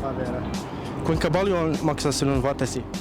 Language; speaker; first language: Finnish; non-native, learner; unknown